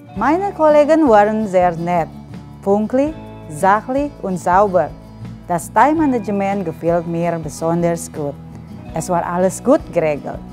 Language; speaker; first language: German; non-native, fluent; Indonesian